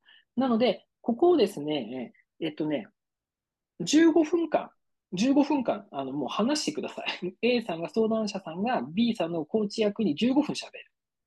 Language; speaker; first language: Japanese; native; Japanese